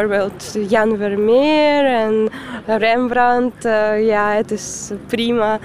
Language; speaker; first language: Dutch; non-native, learner; Russian